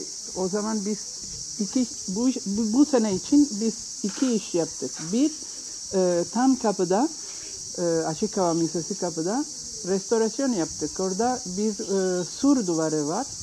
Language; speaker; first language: Turkish; non-native, learner; Italian